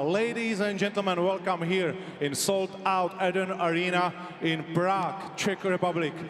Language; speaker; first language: English; non-native, fluent; Czech